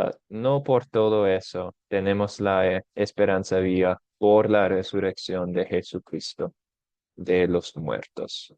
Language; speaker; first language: Spanish; non-native, fluent; English